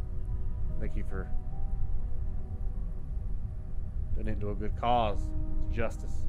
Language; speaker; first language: English; native; English